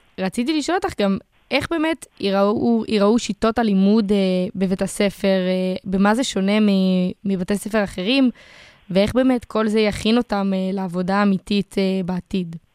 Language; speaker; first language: Hebrew; native; Hebrew